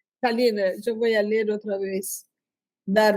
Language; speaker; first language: Spanish; non-native, learner; Portuguese